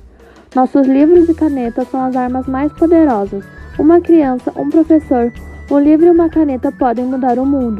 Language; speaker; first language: Portuguese; native; Portuguese